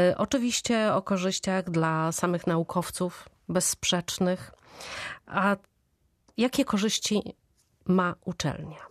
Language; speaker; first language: Polish; native; Polish